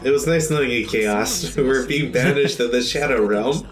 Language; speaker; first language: English; native; English